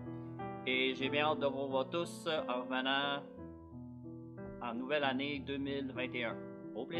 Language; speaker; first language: French; non-native, fluent; Polish